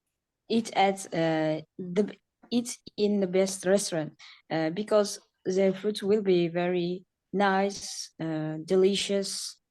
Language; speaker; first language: English; non-native, learner; Uzbek